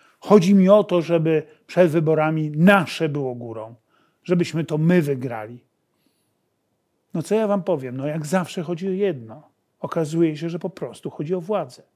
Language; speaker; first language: Polish; native; Polish